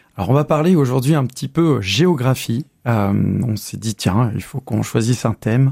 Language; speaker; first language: French; native; French